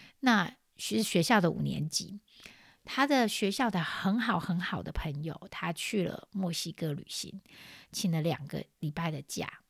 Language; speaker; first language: Chinese; native; Chinese